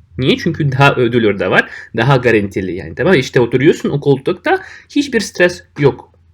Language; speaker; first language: Turkish; non-native, fluent; Russian